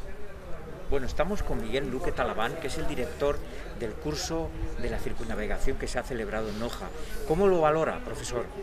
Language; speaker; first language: Spanish; native; Spanish